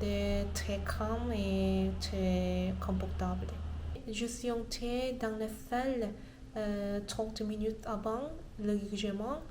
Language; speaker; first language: French; non-native, learner; Korean